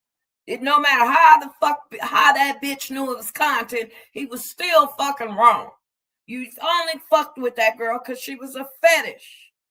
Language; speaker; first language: English; native; English